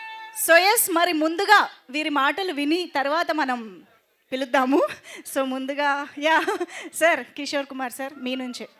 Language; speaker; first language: Telugu; native; Telugu